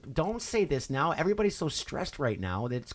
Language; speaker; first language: English; native; English